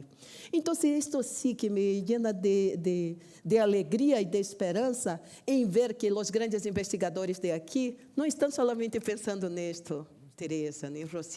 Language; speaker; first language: Portuguese; non-native, learner; Spanish